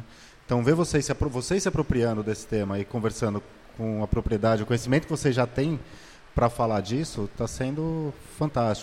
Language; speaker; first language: Portuguese; native; Portuguese